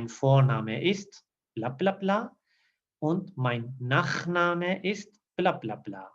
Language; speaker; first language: German; non-native, learner; Persian